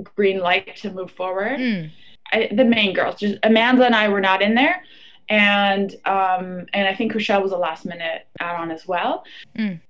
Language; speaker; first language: English; non-native, fluent; German